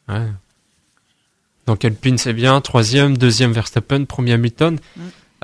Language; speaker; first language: French; native; French